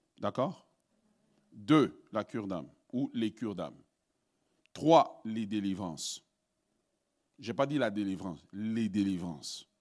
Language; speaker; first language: French; early bilingual, other home language; Lingala